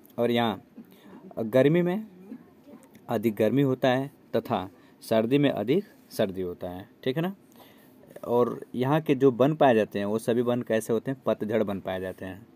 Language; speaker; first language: Hindi; native; Hindi